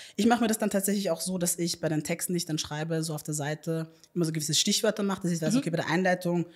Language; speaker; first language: German; native; German